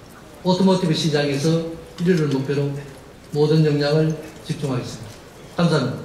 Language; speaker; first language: Korean; native; Korean